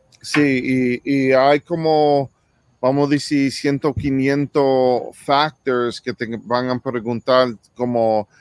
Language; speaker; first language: Spanish; early bilingual, heritage; English